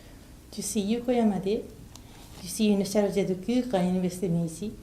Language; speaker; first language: French; non-native, fluent; Japanese